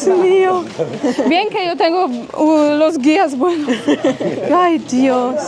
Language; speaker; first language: Spanish; non-native, fluent; Polish